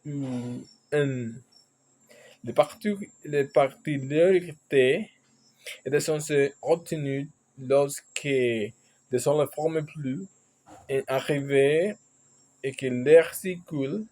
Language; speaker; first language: French; non-native, learner; Spanish